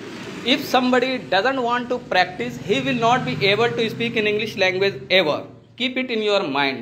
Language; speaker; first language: English; non-native, fluent; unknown